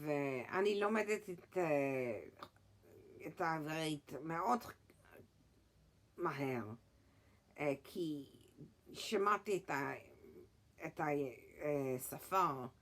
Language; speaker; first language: Hebrew; early bilingual, heritage; English